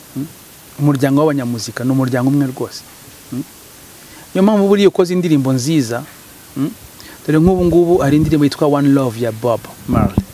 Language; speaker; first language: Kinyarwanda; early bilingual, heritage; Kinyarwanda